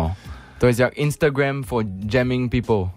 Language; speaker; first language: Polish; non-native, learner; English